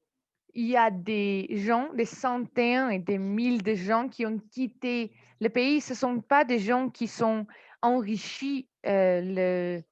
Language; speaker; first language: French; non-native, fluent; Armenian